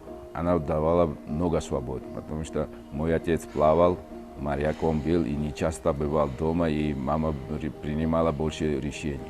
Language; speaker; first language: Russian; non-native, fluent; Georgian